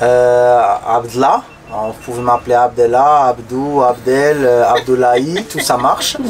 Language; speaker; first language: French; non-native, local second language; Arabic